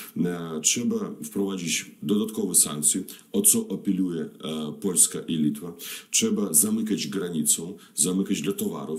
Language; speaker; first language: Polish; non-native, fluent; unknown